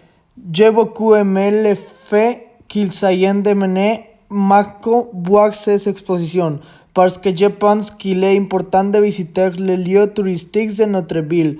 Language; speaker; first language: French; non-native, learner; Spanish